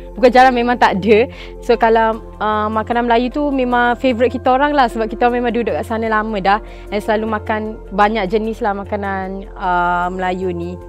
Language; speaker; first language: Malay; early bilingual, other home language; Punjabi